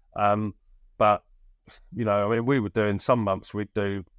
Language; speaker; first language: English; native; English